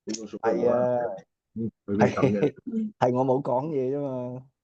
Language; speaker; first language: Cantonese; native; Cantonese